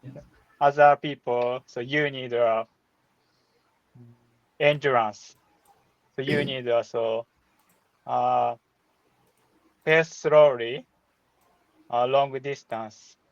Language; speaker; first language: English; non-native, learner; Japanese